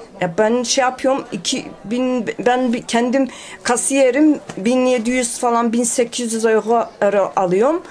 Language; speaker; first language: Turkish; early bilingual, heritage; Turkish